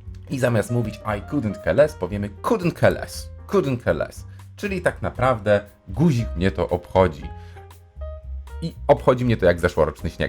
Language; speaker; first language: Polish; native; Polish